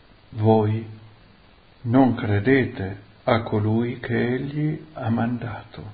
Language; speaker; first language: Italian; native; Italian